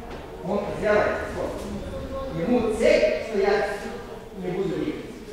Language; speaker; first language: Russian; non-native, learner; Serbian